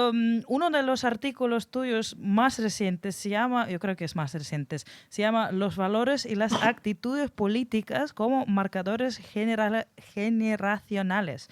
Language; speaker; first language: Spanish; non-native, fluent; Russian